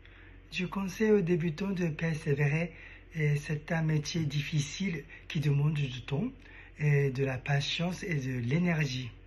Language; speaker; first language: French; non-native, fluent; Japanese